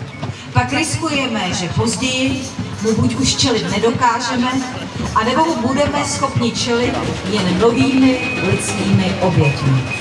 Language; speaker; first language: Czech; native; Czech